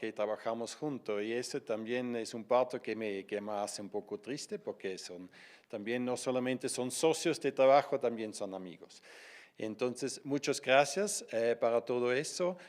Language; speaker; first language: Spanish; non-native, fluent; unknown